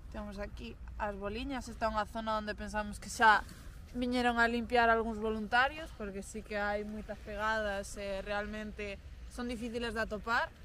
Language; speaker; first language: Galician; non-native, local second language; Spanish